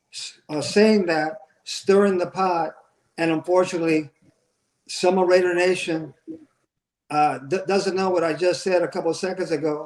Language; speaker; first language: English; native; English